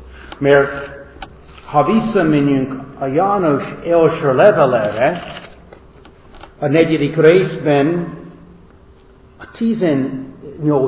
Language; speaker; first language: Hungarian; non-native, fluent; English